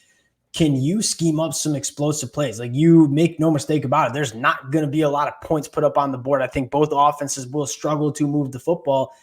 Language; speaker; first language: English; native; English